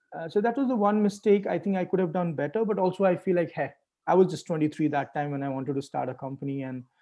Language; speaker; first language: English; non-native, local second language; Hindi